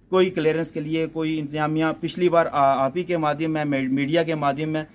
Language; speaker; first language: Hindi; native; Hindi